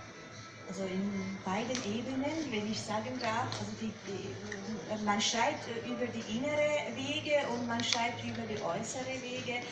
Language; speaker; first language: German; non-native, fluent; Georgian